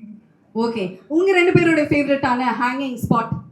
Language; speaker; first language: Tamil; native; Tamil